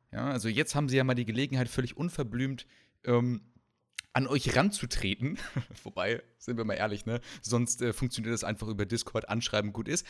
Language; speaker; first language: German; native; German